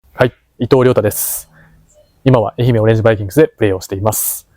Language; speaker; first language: Japanese; native; Japanese